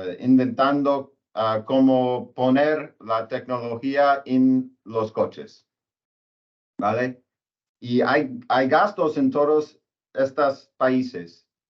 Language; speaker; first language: Spanish; non-native, learner; English